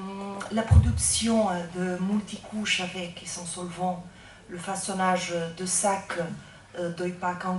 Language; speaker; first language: French; non-native, fluent; Portuguese